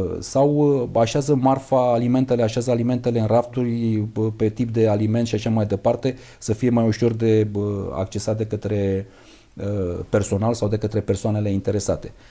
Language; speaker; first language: Romanian; native; Romanian